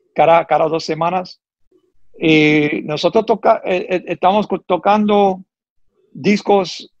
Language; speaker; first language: Spanish; early bilingual, heritage; Spanish